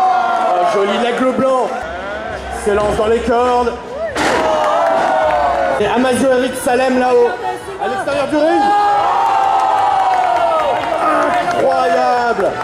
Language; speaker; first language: French; native; French